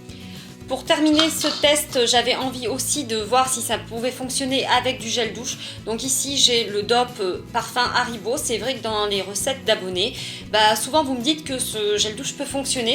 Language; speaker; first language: French; native; French